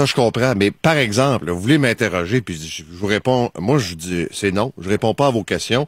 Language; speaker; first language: French; native; French